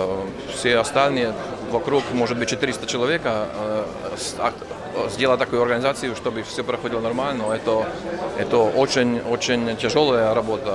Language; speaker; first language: Russian; non-native, fluent; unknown